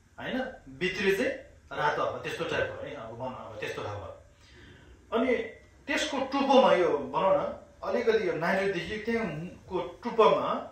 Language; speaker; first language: Nepali; non-native, local second language; Sherpa